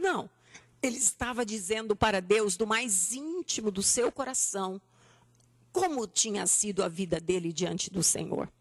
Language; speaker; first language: Portuguese; native; Portuguese